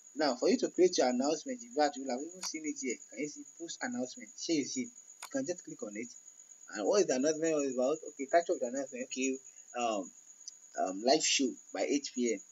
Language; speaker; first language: English; non-native, local second language; Yoruba